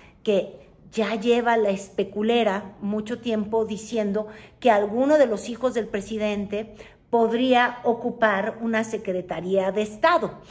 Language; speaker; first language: Spanish; native; Spanish